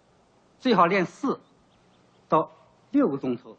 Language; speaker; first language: Chinese; native; Chinese